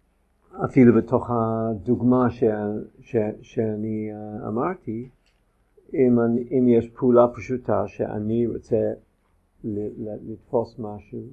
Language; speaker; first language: Hebrew; non-native, fluent; English